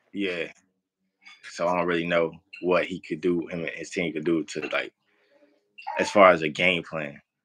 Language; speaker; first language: English; native; English